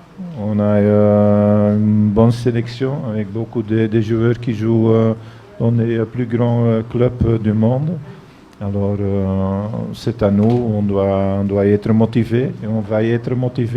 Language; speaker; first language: French; non-native, fluent; Dutch